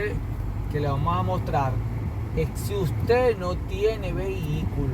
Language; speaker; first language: Spanish; native; Spanish